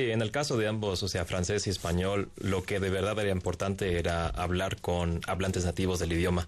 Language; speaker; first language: Spanish; non-native, fluent; English